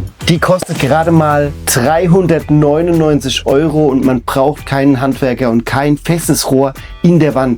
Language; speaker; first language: German; native; German